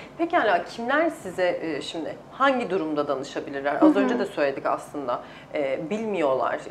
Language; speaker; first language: Turkish; native; Turkish